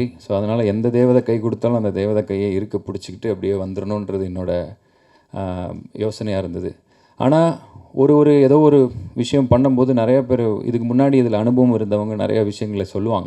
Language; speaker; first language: Tamil; native; Tamil